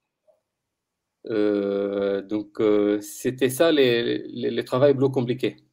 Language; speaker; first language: French; non-native, learner; Arabic